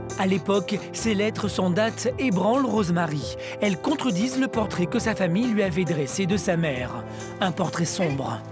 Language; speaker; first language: French; native; French